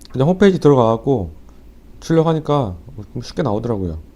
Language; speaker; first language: Korean; native; Korean